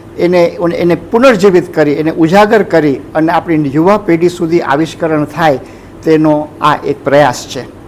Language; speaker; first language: Gujarati; native; Gujarati